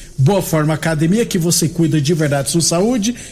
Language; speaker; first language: Portuguese; native; Portuguese